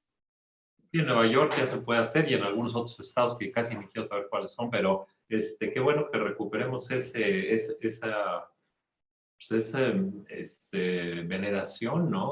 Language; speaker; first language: Spanish; native; Spanish